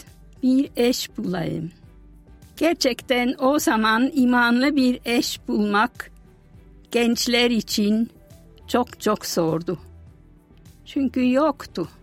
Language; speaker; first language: Turkish; non-native, fluent; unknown